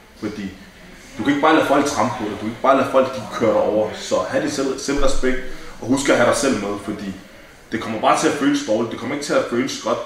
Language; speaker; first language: Danish; early bilingual, other home language; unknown